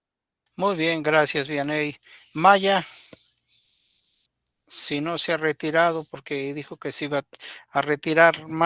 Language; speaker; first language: Spanish; native; Spanish